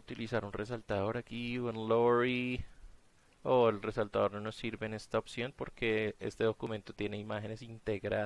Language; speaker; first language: Spanish; native; Spanish